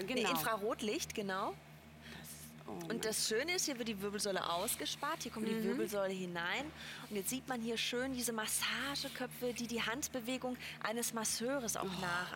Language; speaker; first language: German; native; German